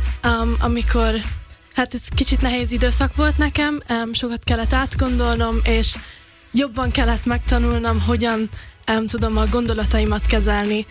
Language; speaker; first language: Hungarian; early bilingual, heritage; Hungarian